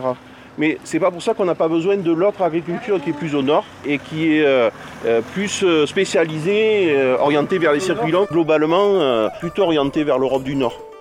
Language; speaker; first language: French; native; French